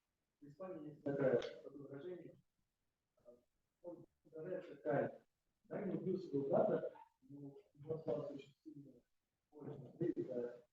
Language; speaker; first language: Russian; non-native, learner; Spanish